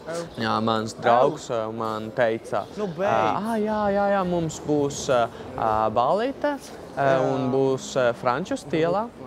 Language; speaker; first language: Latvian; non-native, learner; Italian